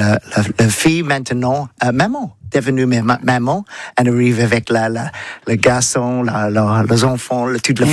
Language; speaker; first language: French; non-native, learner; English